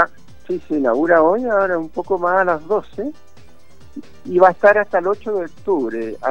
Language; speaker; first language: Spanish; native; Spanish